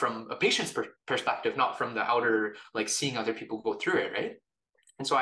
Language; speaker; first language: English; native; English